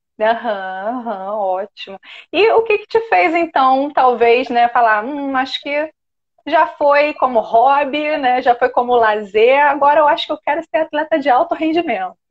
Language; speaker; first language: Portuguese; native; Portuguese